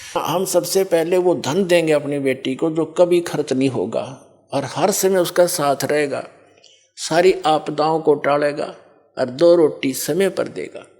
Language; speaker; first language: Hindi; native; Hindi